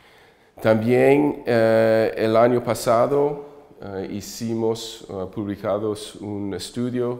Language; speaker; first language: Spanish; early bilingual, heritage; English